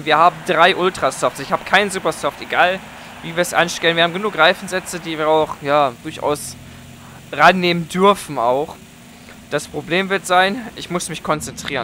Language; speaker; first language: German; native; German